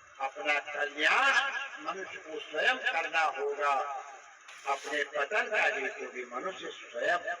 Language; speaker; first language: Hindi; native; Hindi